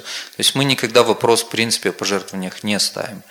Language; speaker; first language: Russian; native; Russian